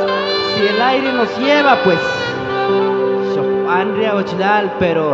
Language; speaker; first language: Spanish; non-native, local second language; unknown